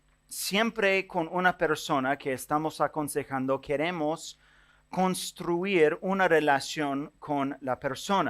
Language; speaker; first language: Spanish; non-native, fluent; English